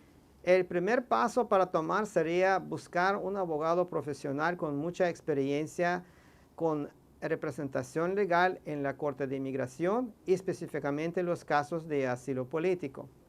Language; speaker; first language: Spanish; non-native, fluent; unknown